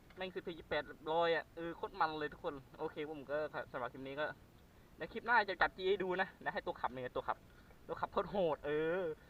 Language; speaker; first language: Thai; native; Thai